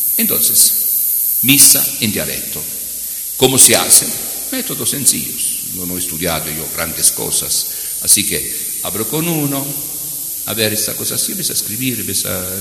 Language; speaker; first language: Spanish; non-native, fluent; Italian